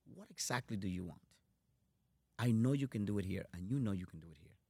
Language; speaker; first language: English; non-native, fluent; Spanish